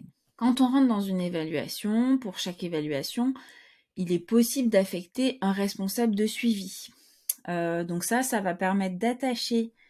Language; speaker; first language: French; native; French